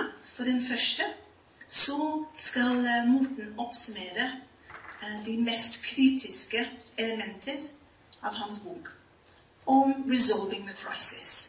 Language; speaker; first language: Norwegian; non-native, fluent; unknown